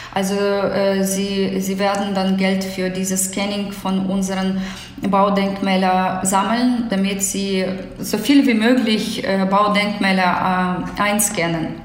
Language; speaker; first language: German; non-native, fluent; Ukrainian